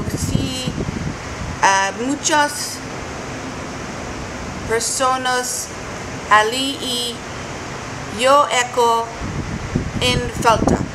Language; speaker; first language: Spanish; non-native, learner; English